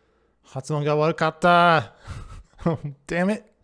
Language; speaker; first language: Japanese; non-native, learner; English